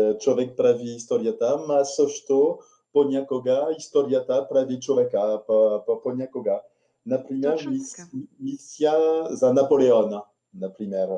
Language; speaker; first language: Bulgarian; non-native, learner; French